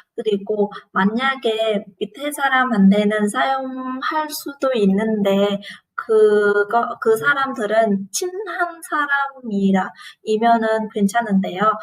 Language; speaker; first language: Korean; non-native, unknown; Vietnamese